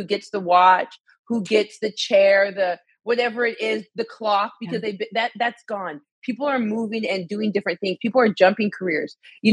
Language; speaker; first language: English; native; English